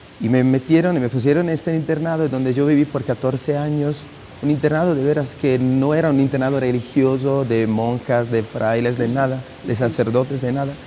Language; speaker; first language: Spanish; non-native, fluent; Italian